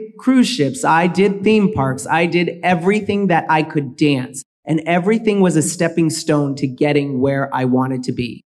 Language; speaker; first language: English; native; English